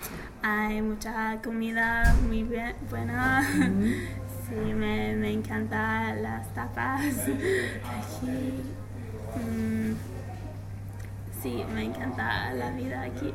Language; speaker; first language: Spanish; non-native, learner; English